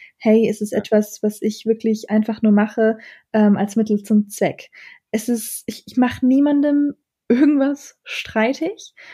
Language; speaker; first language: German; early bilingual, other home language; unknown